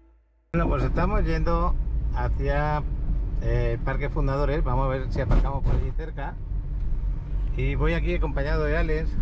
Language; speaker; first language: Spanish; native; Spanish